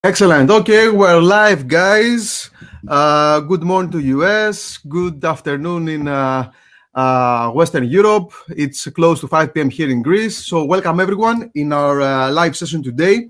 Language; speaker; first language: English; non-native, fluent; Greek